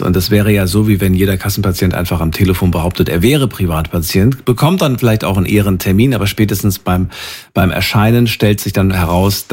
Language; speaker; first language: German; native; German